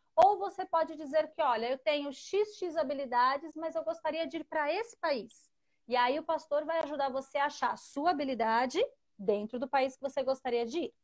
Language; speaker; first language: Portuguese; native; Portuguese